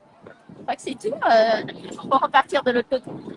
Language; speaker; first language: French; early bilingual, other home language; Vietnamese